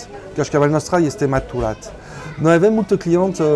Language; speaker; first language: Romanian; non-native, learner; French